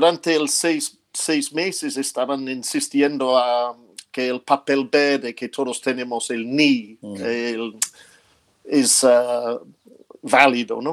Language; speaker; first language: Spanish; non-native, fluent; English